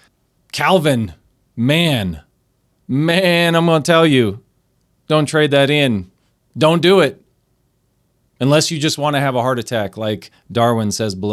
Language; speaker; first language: English; native; English